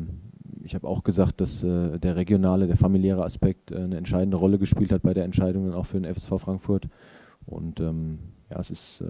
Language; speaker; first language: German; native; German